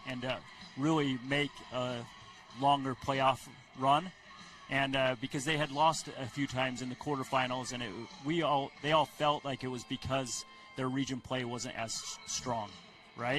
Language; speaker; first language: English; native; English